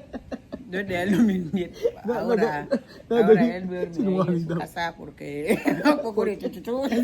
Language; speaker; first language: Spanish; non-native, learner; Filipino